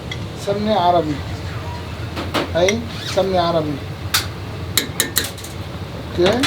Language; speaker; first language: Arabic; native; Arabic